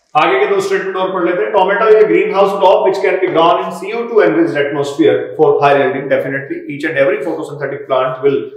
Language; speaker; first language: Hindi; native; Hindi